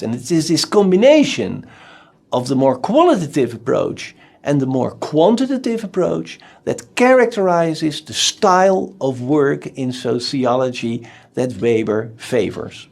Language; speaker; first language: English; non-native, fluent; Dutch